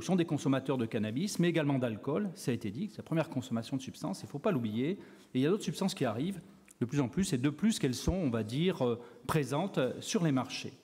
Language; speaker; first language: French; native; French